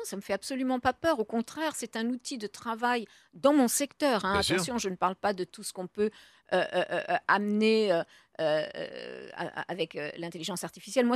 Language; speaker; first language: French; native; French